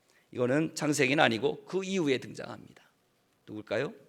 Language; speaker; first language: Korean; native; Korean